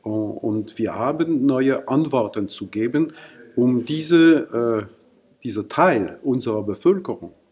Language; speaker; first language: German; non-native, fluent; French